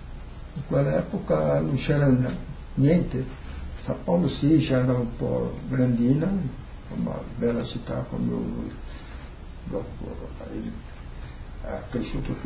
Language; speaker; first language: Italian; early bilingual, heritage; Portuguese